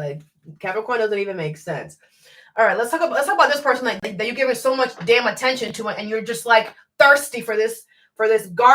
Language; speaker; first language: English; native; English